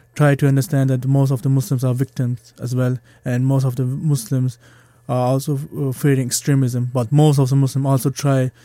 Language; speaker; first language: English; non-native, fluent; German